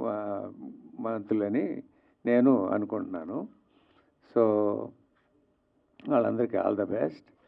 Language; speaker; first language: Telugu; native; Telugu